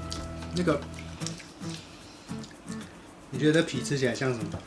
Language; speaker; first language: Chinese; native; Chinese